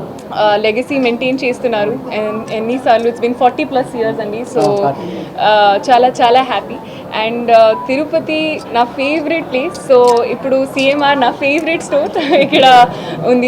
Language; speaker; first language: Telugu; non-native, learner; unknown